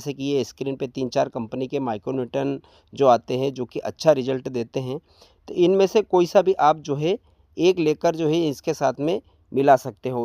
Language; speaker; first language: Hindi; native; Hindi